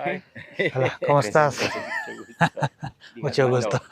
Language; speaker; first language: Spanish; non-native, learner; Hindi